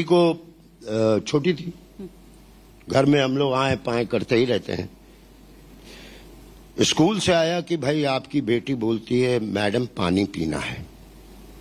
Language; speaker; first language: Hindi; native; Hindi